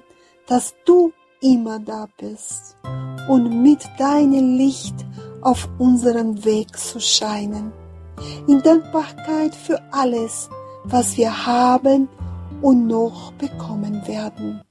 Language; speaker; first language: German; non-native, fluent; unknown